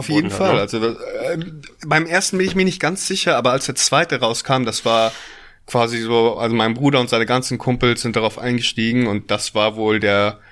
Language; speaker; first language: German; native; German